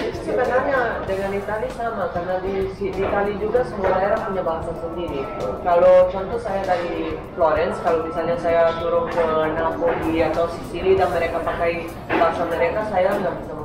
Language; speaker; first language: Indonesian; non-native, fluent; Italian